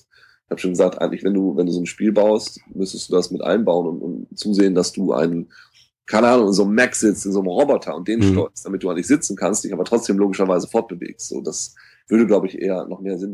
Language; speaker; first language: German; native; German